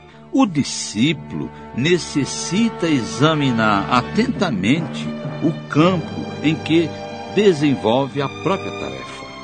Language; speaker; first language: Portuguese; native; Portuguese